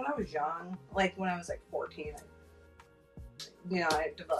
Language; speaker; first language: English; native; English